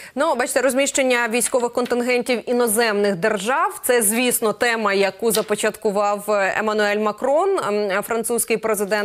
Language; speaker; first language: Ukrainian; native; Ukrainian